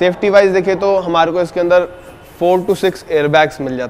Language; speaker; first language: Hindi; native; Hindi